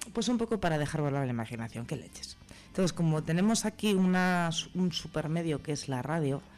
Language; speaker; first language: Spanish; native; Spanish